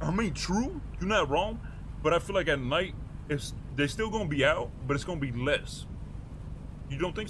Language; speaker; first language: English; native; English